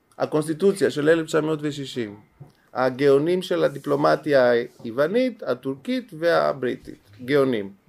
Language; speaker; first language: Hebrew; non-native, fluent; Greek